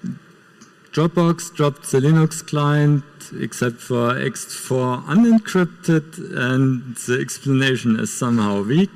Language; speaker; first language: English; non-native, fluent; German